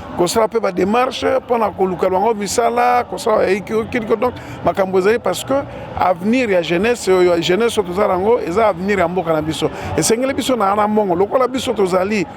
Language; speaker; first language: Lingala; non-native, local second language; Mongo